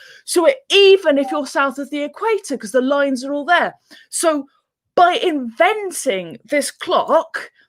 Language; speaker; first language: English; native; English